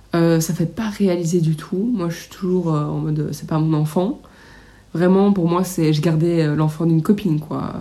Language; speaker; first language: French; native; French